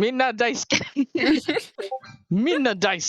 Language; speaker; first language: Japanese; non-native, learner; Malay